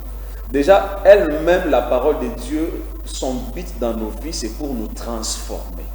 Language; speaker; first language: French; non-native, local second language; Lingala